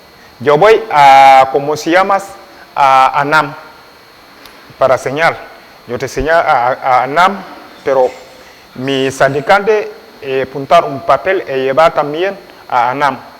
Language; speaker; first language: Spanish; non-native, learner; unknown